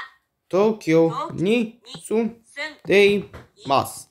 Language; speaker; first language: Japanese; non-native, learner; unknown